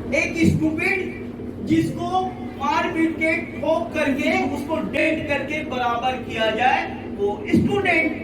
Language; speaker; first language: Hindi; native; Hindi